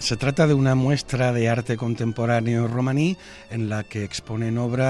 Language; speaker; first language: Spanish; native; Spanish